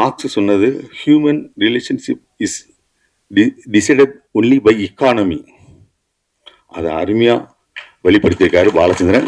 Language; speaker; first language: Tamil; native; Tamil